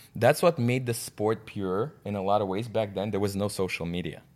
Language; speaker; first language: English; non-native, fluent; Russian